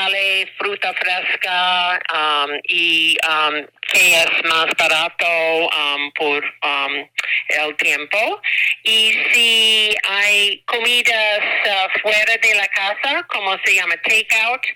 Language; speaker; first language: Spanish; non-native, learner; English